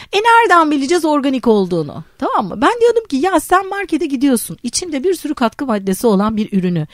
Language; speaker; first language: Turkish; native; Turkish